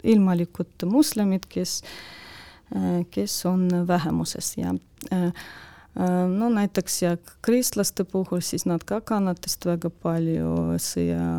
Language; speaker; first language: Estonian; non-native, local second language; Russian